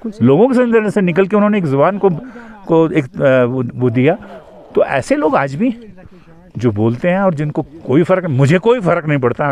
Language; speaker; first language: Urdu; native; Urdu